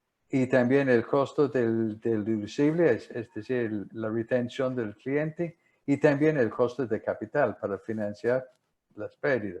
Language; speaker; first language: Spanish; non-native, fluent; English